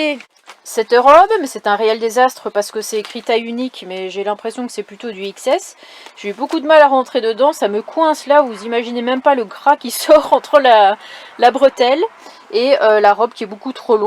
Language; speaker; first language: French; native; French